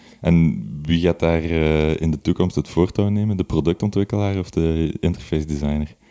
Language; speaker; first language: Dutch; native; Dutch